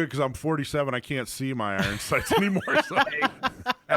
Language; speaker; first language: English; native; English